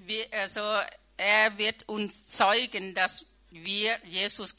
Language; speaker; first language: German; non-native, learner; Thai